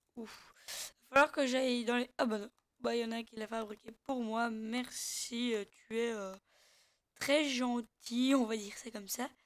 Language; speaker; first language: French; native; French